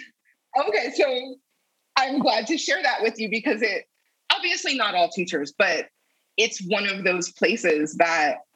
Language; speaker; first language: English; native; English